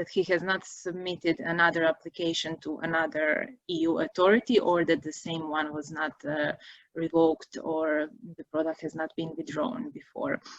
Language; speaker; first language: English; non-native, fluent; Croatian